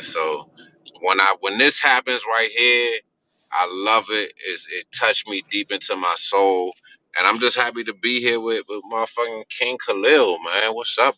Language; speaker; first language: English; native; English